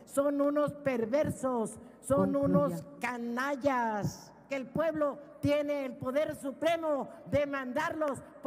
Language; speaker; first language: Spanish; native; Spanish